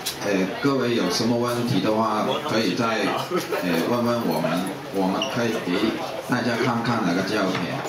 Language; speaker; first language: Chinese; non-native, local second language; Cantonese